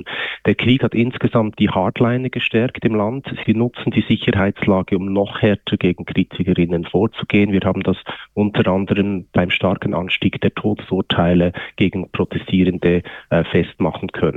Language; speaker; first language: German; native; German